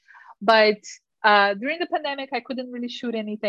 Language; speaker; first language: English; non-native, fluent; Portuguese